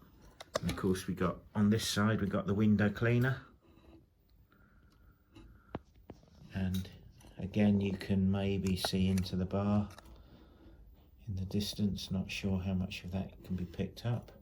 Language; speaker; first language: English; native; English